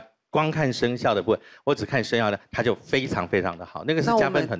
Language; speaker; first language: Chinese; native; Chinese